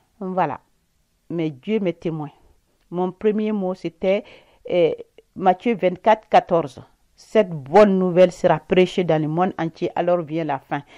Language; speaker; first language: French; non-native, local second language; Bambara